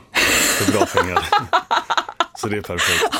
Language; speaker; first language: Swedish; early bilingual, other home language; Finnish